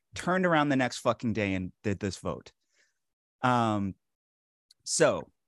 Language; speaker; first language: English; native; English